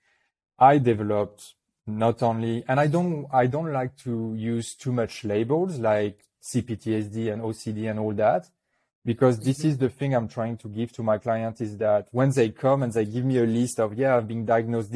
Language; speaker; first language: English; non-native, fluent; French